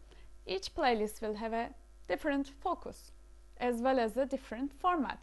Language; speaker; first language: English; non-native, fluent; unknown